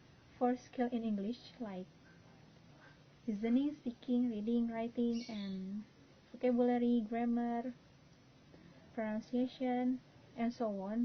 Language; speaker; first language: English; non-native, learner; Indonesian